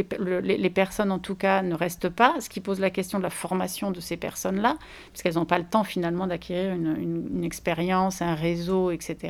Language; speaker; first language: French; native; French